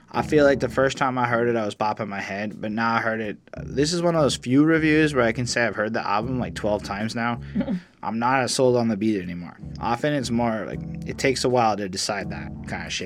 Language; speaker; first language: English; native; English